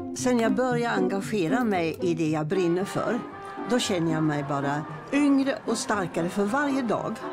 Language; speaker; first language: Swedish; non-native, fluent; German